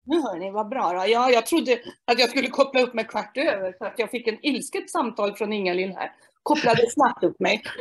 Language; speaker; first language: Swedish; native; Swedish